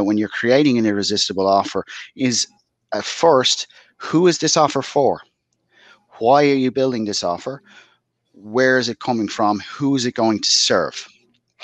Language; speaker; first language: English; native; English